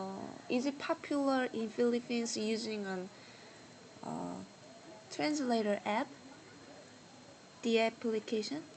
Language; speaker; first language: English; non-native, learner; Korean